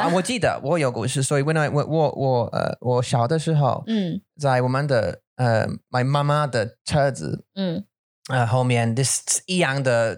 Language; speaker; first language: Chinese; non-native, learner; English